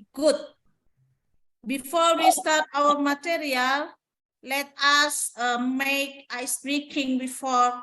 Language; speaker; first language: English; non-native, learner; Indonesian